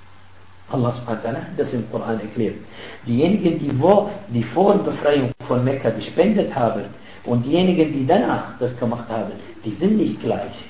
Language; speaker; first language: German; non-native, fluent; Arabic